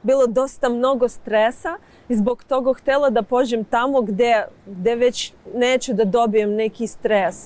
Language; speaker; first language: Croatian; non-native, learner; Ukrainian